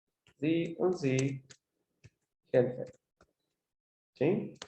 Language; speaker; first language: German; non-native, learner; Spanish